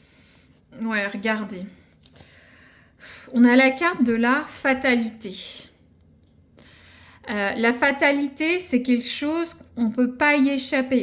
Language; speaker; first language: French; native; French